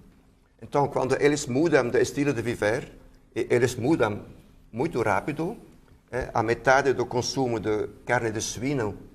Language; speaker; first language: Portuguese; non-native, fluent; Dutch